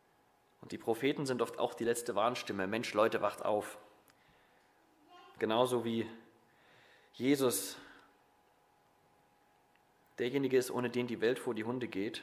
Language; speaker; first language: German; native; German